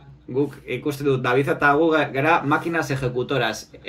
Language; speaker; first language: Basque; non-native, local second language; Spanish